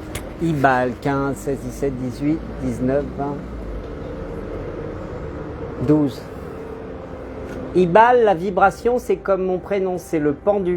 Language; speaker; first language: French; native; French